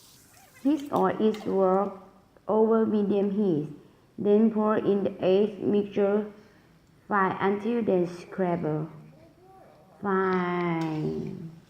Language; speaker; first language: English; non-native, learner; Thai